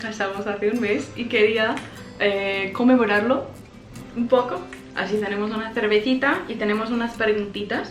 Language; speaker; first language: Spanish; non-native, fluent; English